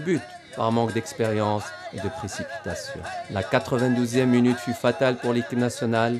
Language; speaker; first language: French; non-native, local second language; Arabic